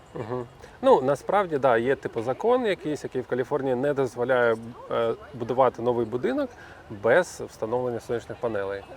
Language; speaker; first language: Ukrainian; non-native, local second language; Russian